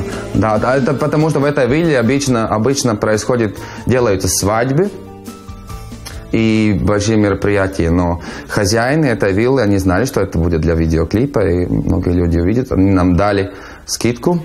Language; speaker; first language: Russian; non-native, fluent; Latvian